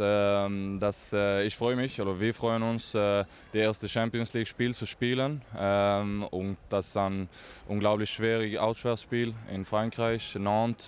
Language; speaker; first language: German; non-native, learner; Swedish